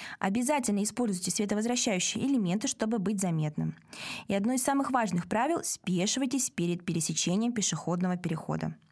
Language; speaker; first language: Russian; native; Russian